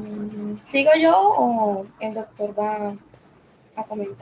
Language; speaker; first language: Spanish; native; Spanish